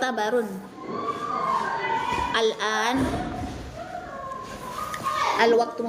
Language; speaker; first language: Arabic; non-native, fluent; Indonesian